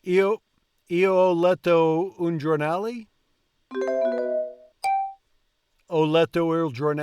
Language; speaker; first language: Italian; non-native, learner; English